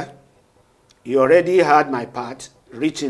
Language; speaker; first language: English; non-native, local second language; Yoruba